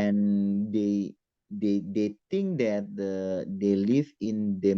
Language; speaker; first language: English; non-native, learner; Indonesian